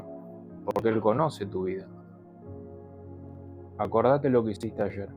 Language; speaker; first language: Spanish; native; Spanish